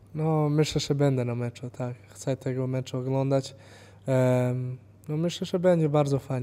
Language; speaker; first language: Polish; non-native, fluent; Serbian